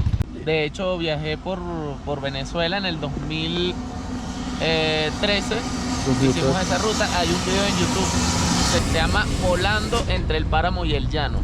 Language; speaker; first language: Spanish; native; Spanish